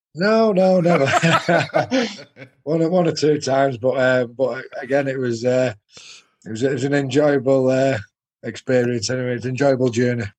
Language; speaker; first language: English; native; English